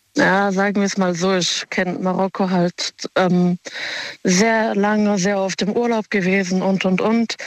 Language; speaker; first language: German; native; German